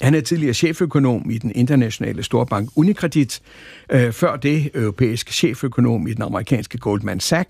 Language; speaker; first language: Danish; native; Danish